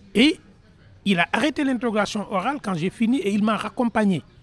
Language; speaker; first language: French; non-native, local second language; Wolof